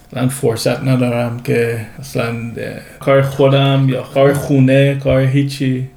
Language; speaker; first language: Persian; early bilingual, heritage; Persian